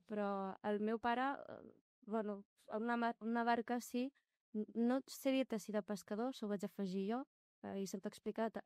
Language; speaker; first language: Catalan; non-native, local second language; Arabic